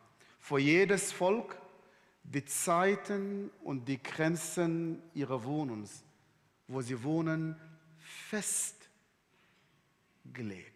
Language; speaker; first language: German; non-native, fluent; Arabic